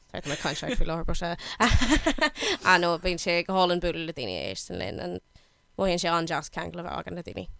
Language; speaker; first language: Irish; non-native, local second language; English